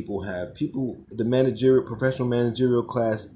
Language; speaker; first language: English; native; English